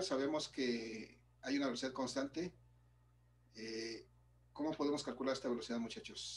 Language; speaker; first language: Spanish; native; Spanish